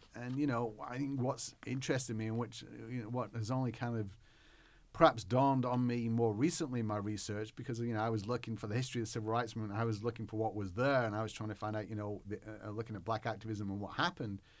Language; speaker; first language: English; native; English